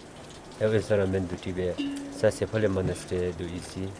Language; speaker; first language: French; non-native, learner; Sherpa